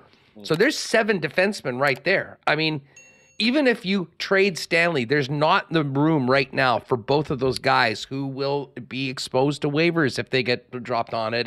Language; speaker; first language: English; native; English